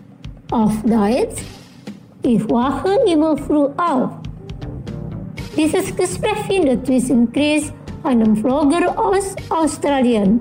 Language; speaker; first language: German; non-native, fluent; Indonesian